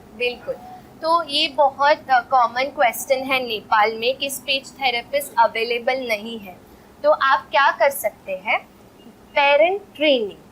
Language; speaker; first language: Hindi; non-native, local second language; Marathi